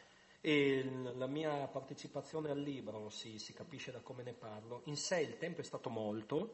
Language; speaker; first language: Italian; native; Italian